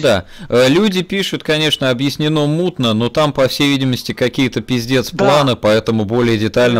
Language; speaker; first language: Russian; native; Russian